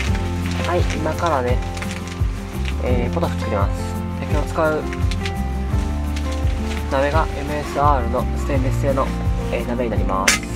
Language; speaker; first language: Japanese; native; Japanese